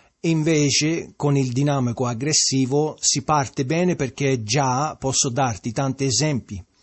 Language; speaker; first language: Italian; early bilingual, heritage; Italian